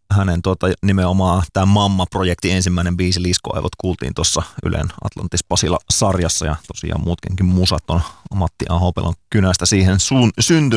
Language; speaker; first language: Finnish; native; Finnish